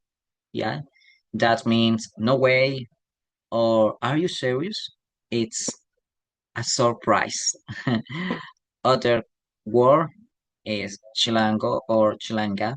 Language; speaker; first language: English; non-native, learner; Spanish